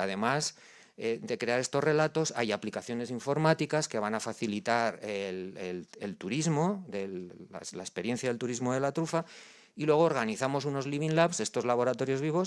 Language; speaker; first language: Spanish; native; Spanish